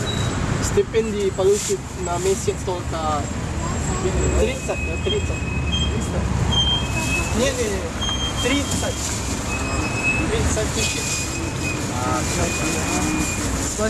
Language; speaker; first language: Russian; non-native, learner; Indonesian